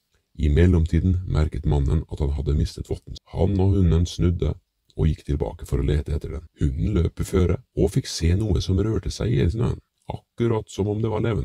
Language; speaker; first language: Norwegian; native; Norwegian